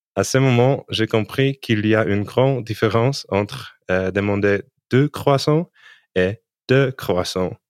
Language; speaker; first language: French; non-native, learner; Polish